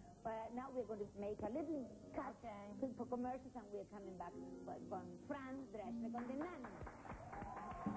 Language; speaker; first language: English; non-native, learner; Spanish